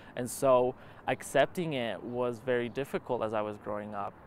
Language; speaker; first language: English; early bilingual, other home language; Spanish